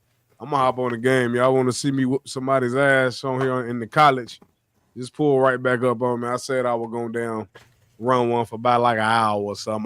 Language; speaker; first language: English; native; English